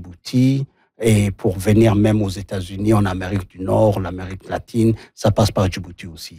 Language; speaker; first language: French; non-native, local second language; Somali